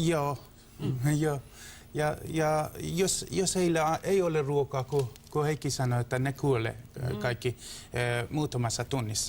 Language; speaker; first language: Finnish; non-native, learner; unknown